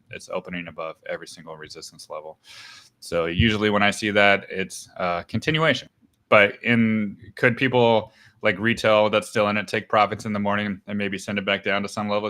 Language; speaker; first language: English; native; English